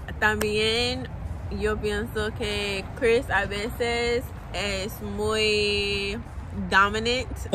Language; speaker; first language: Spanish; non-native, learner; English